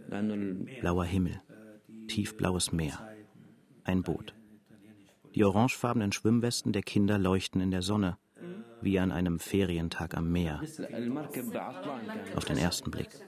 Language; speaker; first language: German; native; German